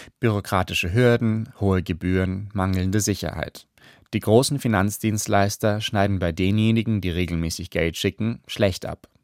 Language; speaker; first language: German; native; German